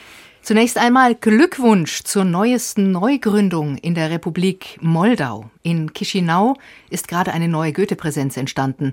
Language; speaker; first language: German; native; German